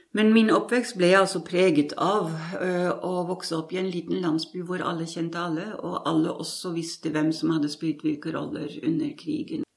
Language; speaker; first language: Norwegian; non-native, fluent; German